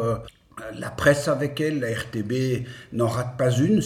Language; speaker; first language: French; native; French